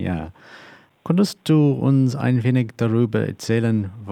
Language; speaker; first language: German; non-native, learner; English